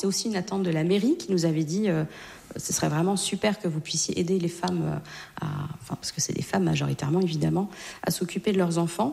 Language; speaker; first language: French; native; French